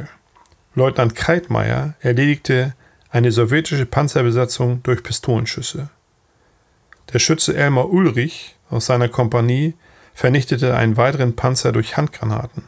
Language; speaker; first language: German; native; German